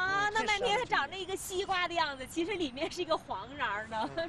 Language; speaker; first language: Chinese; native; Chinese